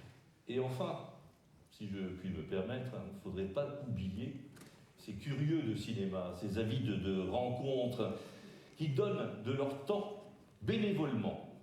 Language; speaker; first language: French; native; French